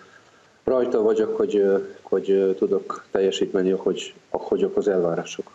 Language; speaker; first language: Hungarian; non-native, fluent; Serbian